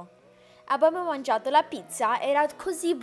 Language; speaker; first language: Italian; non-native, learner; Spanish